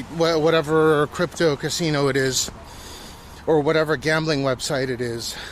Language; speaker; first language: English; native; English